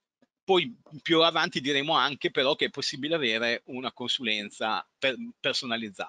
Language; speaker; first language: Italian; native; Italian